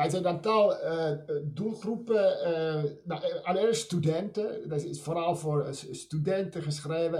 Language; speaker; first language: Dutch; non-native, fluent; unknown